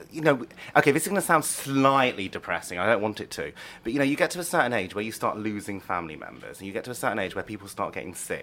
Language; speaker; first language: English; native; English